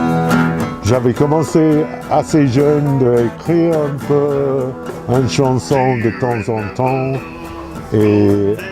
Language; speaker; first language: French; non-native, fluent; English